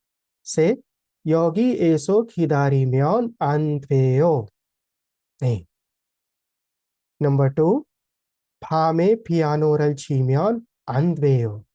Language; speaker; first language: Korean; non-native, fluent; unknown